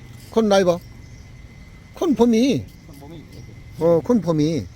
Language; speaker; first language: Korean; native; Korean